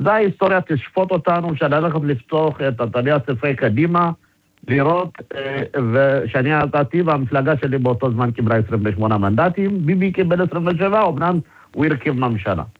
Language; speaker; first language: Hebrew; non-native, fluent; Amharic